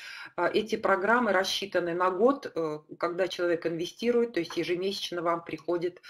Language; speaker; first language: Russian; native; Russian